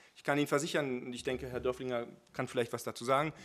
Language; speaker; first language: German; native; German